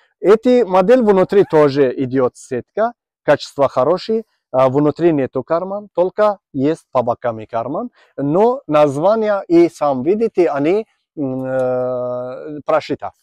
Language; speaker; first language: Russian; non-native, learner; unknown